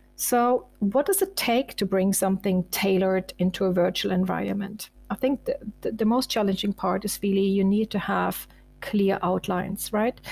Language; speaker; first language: English; non-native, fluent; German